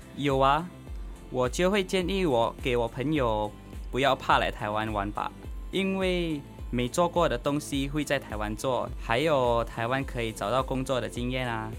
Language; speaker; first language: Chinese; non-native, fluent; Indonesian